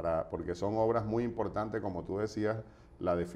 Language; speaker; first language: Spanish; native; Spanish